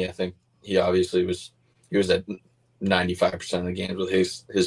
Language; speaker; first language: English; native; English